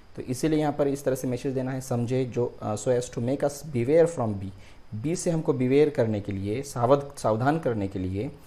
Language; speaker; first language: Hindi; non-native, local second language; Marathi